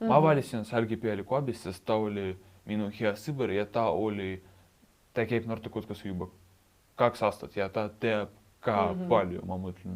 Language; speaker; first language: Estonian; non-native, local second language; Russian